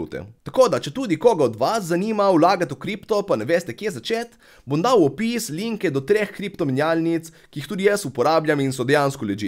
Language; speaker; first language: Slovenian; native; Slovenian